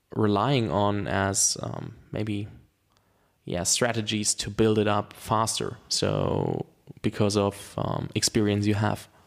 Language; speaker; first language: English; non-native, fluent; German